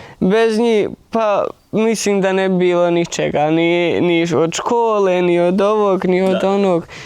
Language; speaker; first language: Bosnian; early bilingual, heritage; Bosnian